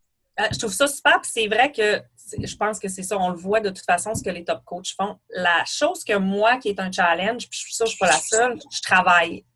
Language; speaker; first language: French; native; French